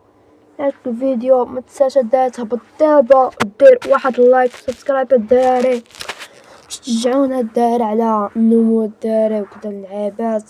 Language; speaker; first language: Arabic; native; Arabic